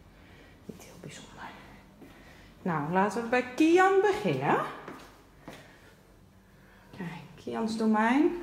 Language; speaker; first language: Dutch; native; Dutch